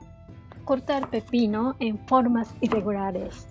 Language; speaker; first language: Spanish; non-native, learner; Japanese